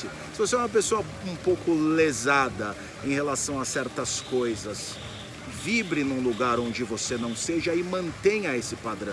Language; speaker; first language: Portuguese; native; Portuguese